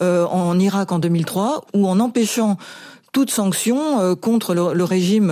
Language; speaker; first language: French; native; French